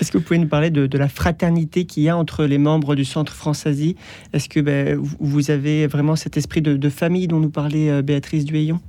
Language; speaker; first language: French; native; French